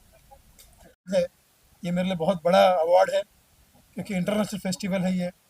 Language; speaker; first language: Hindi; native; Hindi